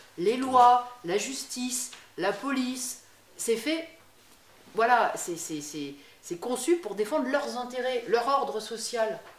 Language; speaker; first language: French; native; French